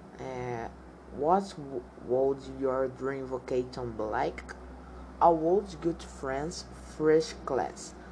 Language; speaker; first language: English; non-native, learner; Portuguese